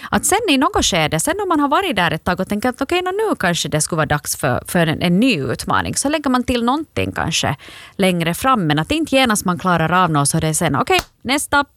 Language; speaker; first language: Swedish; native; Swedish